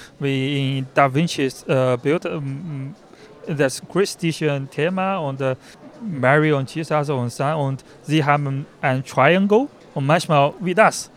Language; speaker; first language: German; non-native, learner; Chinese